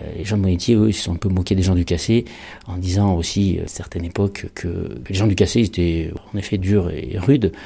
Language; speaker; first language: French; native; French